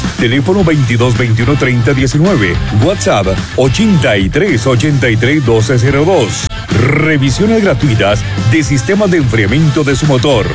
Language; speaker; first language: Spanish; native; Spanish